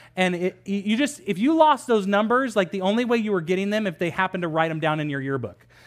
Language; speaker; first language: English; native; English